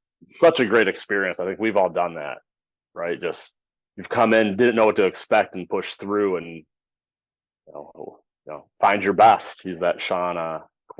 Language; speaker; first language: English; native; English